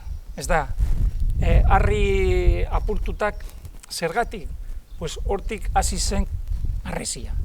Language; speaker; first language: Basque; non-native, local second language; Spanish